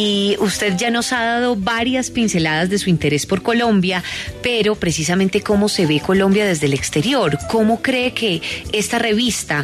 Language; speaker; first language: Spanish; native; Spanish